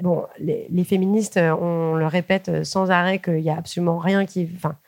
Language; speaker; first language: French; native; French